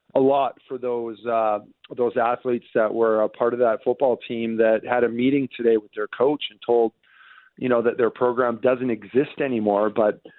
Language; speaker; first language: English; native; English